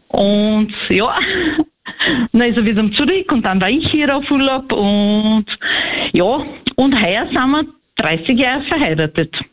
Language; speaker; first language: German; early bilingual, heritage; Portuguese